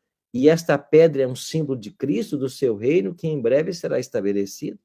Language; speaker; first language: Portuguese; native; Portuguese